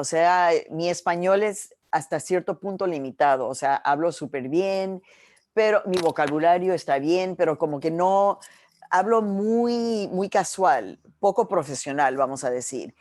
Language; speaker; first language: Spanish; early bilingual, heritage; Spanish